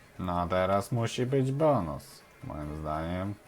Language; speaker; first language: Polish; non-native, fluent; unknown